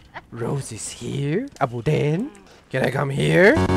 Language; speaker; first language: English; non-native, local second language; Chinese